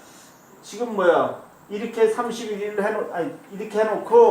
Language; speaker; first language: Korean; native; Korean